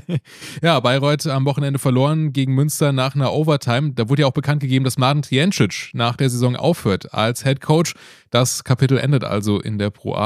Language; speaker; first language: German; native; German